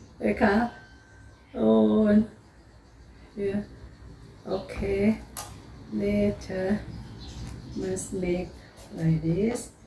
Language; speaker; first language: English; non-native, learner; Thai